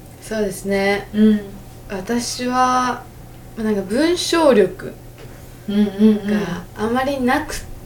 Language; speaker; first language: Japanese; early bilingual, other home language; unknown